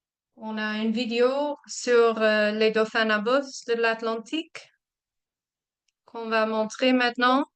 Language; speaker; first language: French; non-native, fluent; English